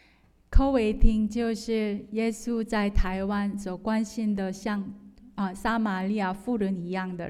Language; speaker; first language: Chinese; non-native, fluent; Korean